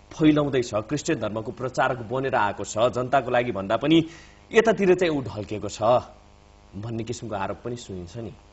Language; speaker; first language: Nepali; native; Nepali